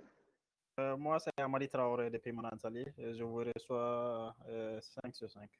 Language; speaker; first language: French; non-native, local second language; Bambara